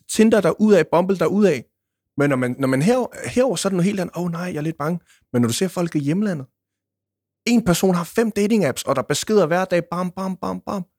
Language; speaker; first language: Danish; early bilingual, other home language; Punjabi